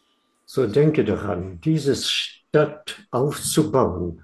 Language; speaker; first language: German; non-native, fluent; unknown